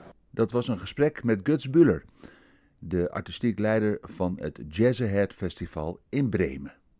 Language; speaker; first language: Dutch; native; Dutch